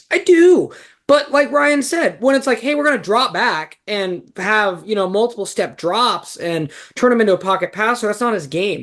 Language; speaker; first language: English; native; English